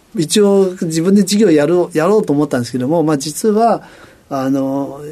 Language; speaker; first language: Japanese; non-native, fluent; Chinese